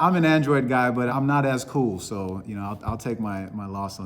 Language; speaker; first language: English; native; English